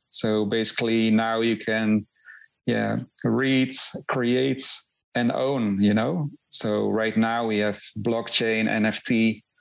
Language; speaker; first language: English; non-native, fluent; Dutch